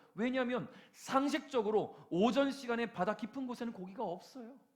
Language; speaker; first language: Korean; native; Korean